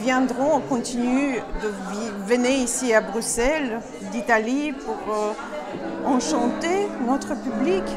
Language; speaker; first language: French; non-native, fluent; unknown